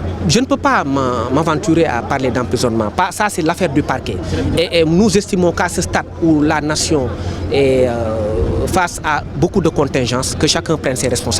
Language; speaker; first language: French; non-native, local second language; Wolof